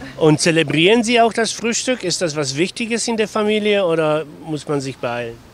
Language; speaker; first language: German; native; German